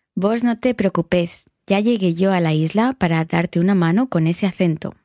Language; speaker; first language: English; non-native, fluent; Spanish